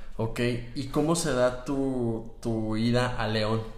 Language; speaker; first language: Spanish; native; Spanish